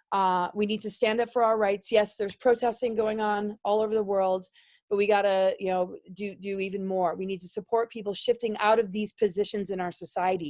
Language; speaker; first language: English; native; English